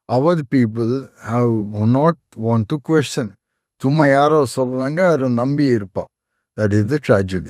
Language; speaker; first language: Tamil; non-native, fluent; Konkani